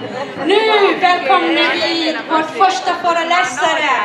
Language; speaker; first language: Swedish; non-native, fluent; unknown